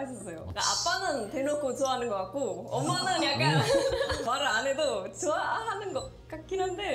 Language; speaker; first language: Korean; non-native, fluent; Indonesian